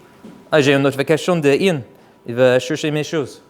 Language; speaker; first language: French; non-native, fluent; English